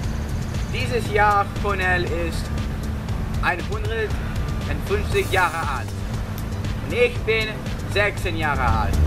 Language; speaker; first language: German; non-native, learner; English